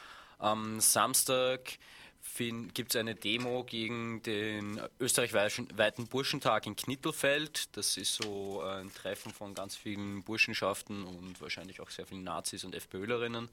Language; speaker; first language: German; native; German